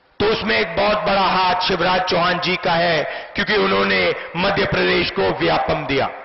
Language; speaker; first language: Hindi; native; Hindi